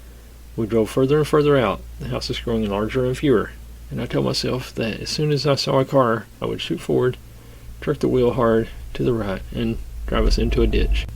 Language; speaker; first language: English; native; English